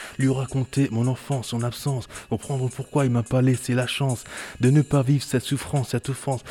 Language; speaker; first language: French; early bilingual, other home language; Haitian Creole